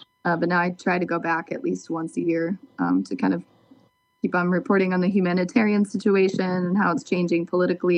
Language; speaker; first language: English; native; English